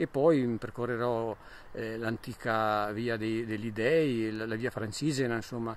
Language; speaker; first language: Italian; native; Italian